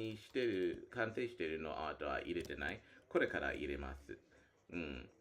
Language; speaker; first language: Japanese; non-native, learner; English